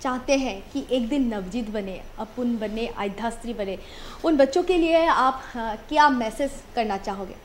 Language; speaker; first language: Hindi; non-native, local second language; Assamese